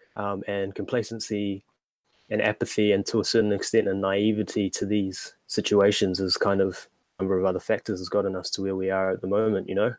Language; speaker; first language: English; native; English